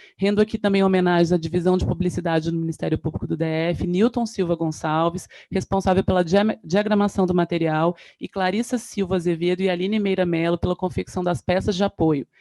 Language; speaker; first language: Portuguese; native; Portuguese